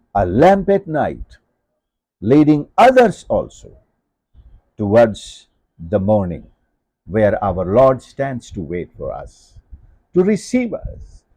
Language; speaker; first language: English; non-native, local second language; Hindi